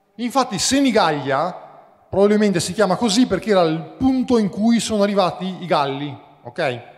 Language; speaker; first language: Italian; native; Italian